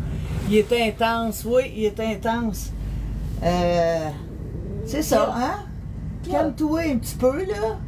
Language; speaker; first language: French; native; French